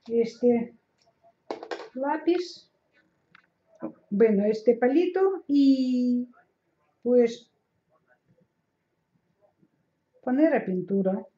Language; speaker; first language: Spanish; non-native, learner; Russian